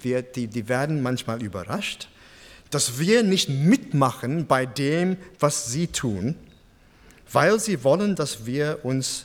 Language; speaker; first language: German; non-native, fluent; English